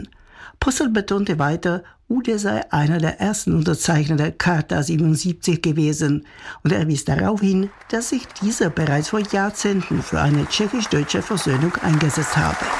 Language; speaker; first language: German; native; German